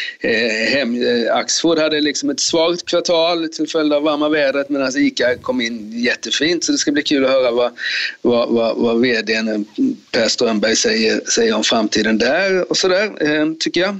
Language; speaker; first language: Swedish; native; Swedish